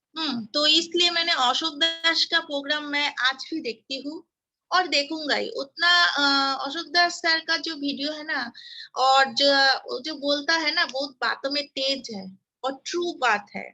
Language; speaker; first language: Hindi; non-native, local second language; Bangla